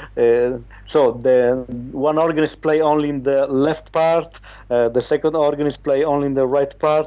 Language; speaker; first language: English; non-native, learner; Italian